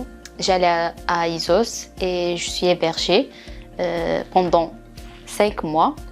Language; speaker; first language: French; non-native, learner; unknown